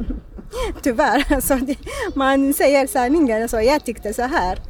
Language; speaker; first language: Swedish; non-native, fluent; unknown